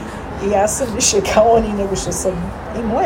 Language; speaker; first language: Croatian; early bilingual, heritage; Croatian